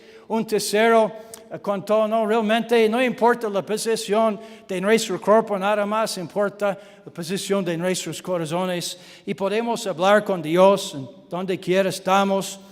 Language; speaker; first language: Spanish; non-native, learner; English